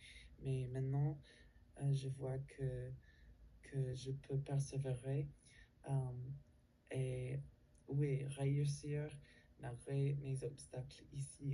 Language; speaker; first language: French; non-native, learner; English